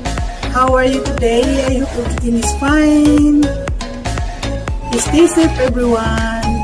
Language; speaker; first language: English; non-native, local second language; Filipino